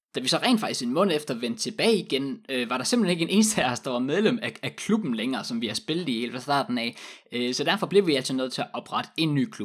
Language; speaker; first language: Danish; native; Danish